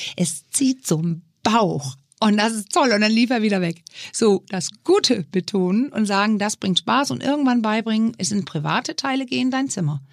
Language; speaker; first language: German; non-native, fluent; Danish